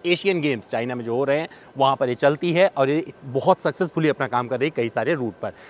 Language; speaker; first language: Hindi; native; Hindi